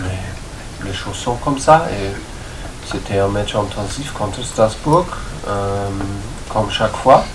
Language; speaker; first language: French; non-native, fluent; German